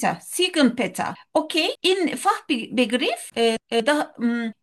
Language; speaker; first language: German; non-native, learner; Turkish